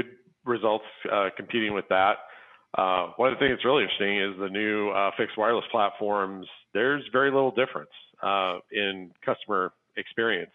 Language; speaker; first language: English; native; English